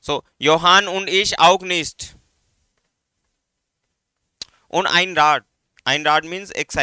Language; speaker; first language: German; non-native, learner; Hindi